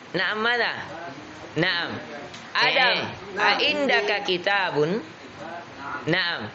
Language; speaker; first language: Arabic; non-native, fluent; Indonesian